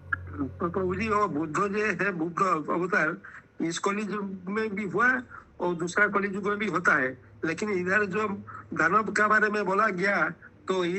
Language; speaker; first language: Hindi; non-native, local second language; Bangla